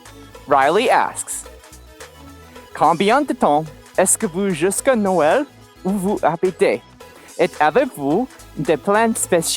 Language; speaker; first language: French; non-native, learner; English